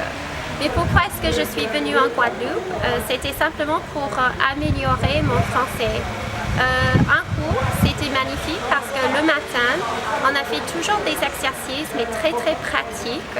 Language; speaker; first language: French; non-native, fluent; English